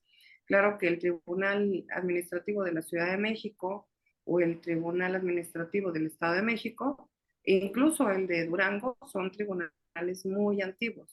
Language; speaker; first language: Spanish; native; Spanish